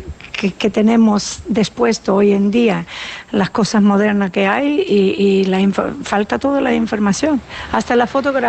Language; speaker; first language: Spanish; non-native, fluent; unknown